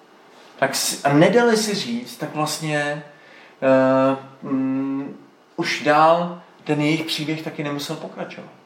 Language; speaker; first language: Czech; native; Czech